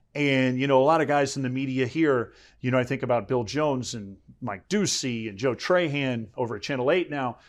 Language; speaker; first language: English; native; English